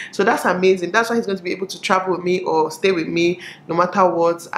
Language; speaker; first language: English; non-native, local second language; Igbo